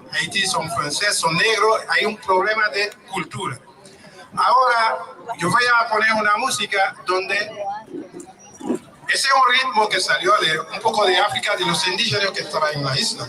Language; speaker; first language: Spanish; non-native, learner; Haitian Creole